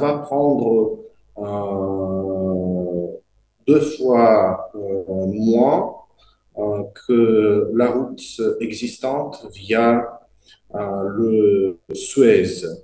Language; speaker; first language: French; non-native, fluent; Russian